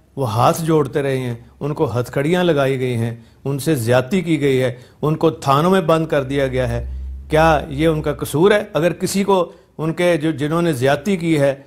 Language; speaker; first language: Urdu; non-native, local second language; Punjabi